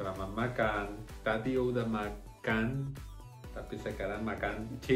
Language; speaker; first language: Indonesian; non-native, learner; Spanish